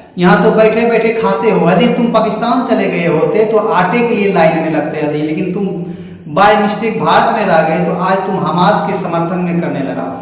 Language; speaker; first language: Hindi; native; Hindi